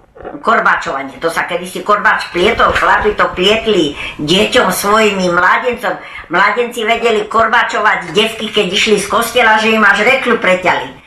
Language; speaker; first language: Slovak; early bilingual, heritage; Slovak